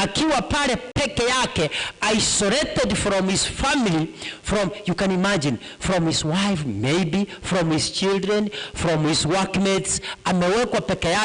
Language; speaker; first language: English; non-native, local second language; Gusii